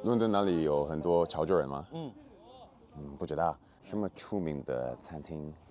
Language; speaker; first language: Chinese; non-native, fluent; English